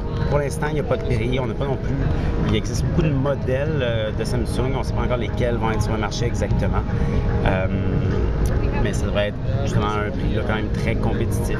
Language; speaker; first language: French; native; French